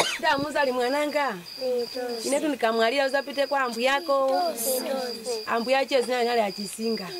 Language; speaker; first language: Nyanja; non-native, local second language; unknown